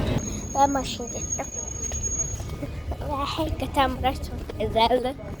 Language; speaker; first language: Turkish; non-native, learner; Azerbaijani